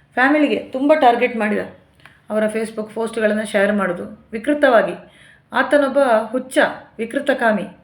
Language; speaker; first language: Kannada; native; Kannada